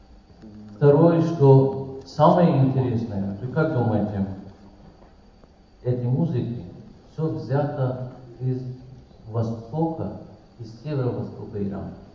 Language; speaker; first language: Russian; non-native, learner; Persian